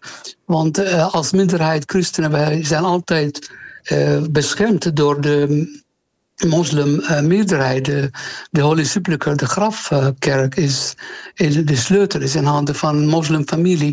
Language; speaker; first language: Dutch; non-native, fluent; Arabic